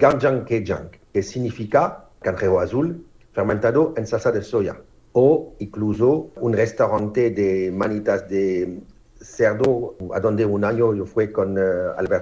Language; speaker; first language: Spanish; non-native, fluent; French